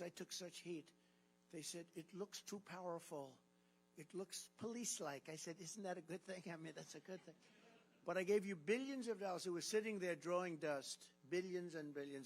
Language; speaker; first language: English; native; English